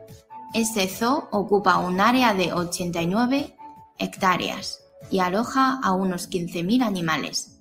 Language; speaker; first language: Spanish; non-native, fluent; Chinese